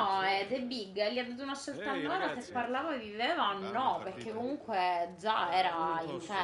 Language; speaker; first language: Italian; native; Italian